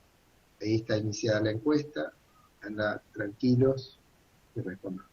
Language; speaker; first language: Spanish; native; Spanish